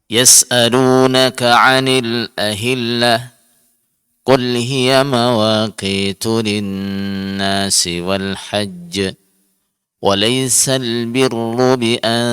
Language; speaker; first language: Arabic; non-native, fluent; Indonesian